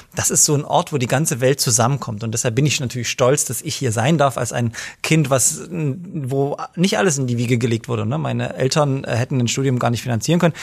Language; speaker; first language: German; native; German